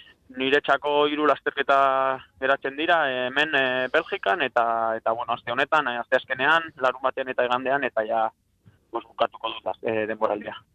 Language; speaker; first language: Basque; non-native, local second language; Spanish